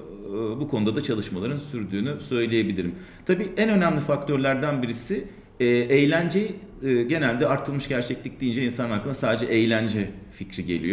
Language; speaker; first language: Turkish; native; Turkish